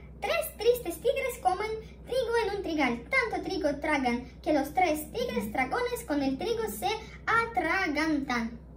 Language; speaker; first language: Spanish; non-native, fluent; Russian